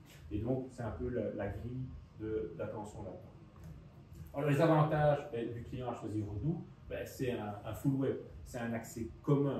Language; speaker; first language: French; native; French